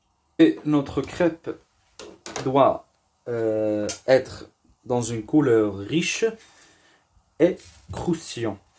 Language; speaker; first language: French; non-native, learner; Arabic